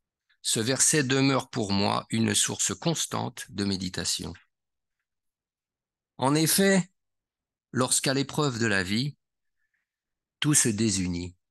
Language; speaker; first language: French; native; French